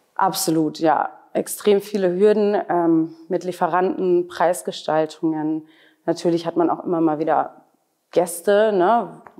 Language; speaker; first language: German; native; German